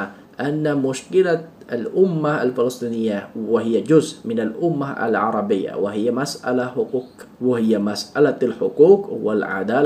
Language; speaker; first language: Arabic; non-native, fluent; Indonesian